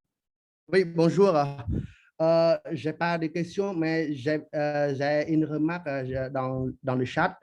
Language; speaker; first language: French; non-native, learner; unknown